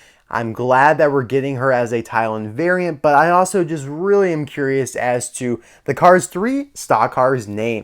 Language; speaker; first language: English; native; English